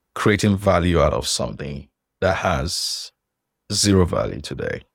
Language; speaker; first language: English; non-native, local second language; Yoruba